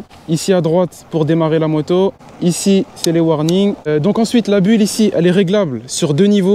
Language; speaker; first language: French; native; French